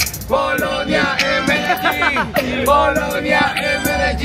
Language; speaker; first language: Spanish; non-native, learner; Polish